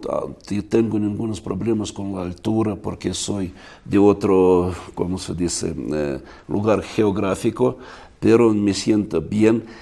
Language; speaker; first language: Spanish; non-native, fluent; Russian